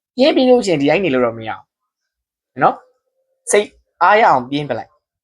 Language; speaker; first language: Burmese; native; Burmese